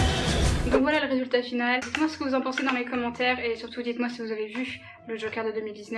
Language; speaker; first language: French; native; French